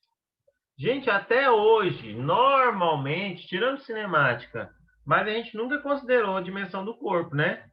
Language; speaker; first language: Portuguese; native; Portuguese